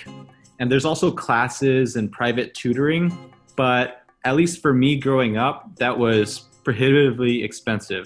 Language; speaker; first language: English; early bilingual, other home language; Chinese